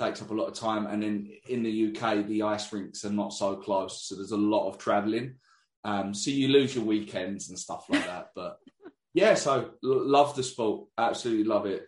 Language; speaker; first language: English; native; English